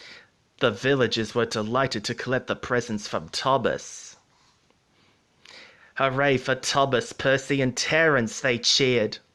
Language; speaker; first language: English; native; English